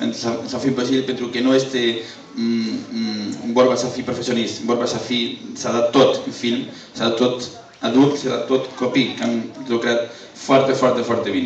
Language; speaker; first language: Romanian; non-native, learner; Spanish